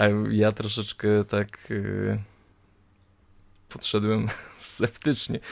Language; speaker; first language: Polish; native; Polish